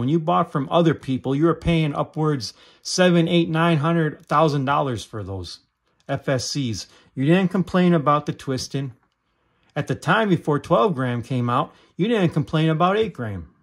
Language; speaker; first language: English; native; English